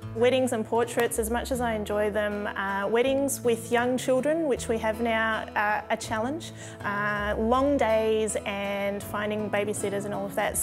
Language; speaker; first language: English; native; English